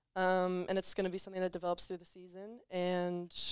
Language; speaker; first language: English; native; English